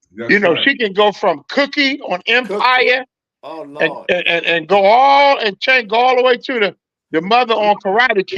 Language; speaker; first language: English; native; English